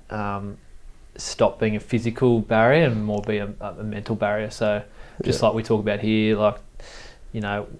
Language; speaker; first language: English; native; English